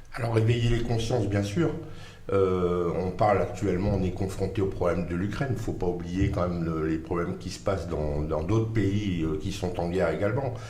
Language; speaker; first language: French; native; French